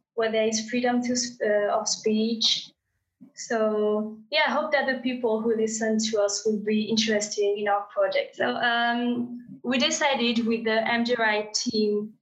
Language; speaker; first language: English; non-native, fluent; French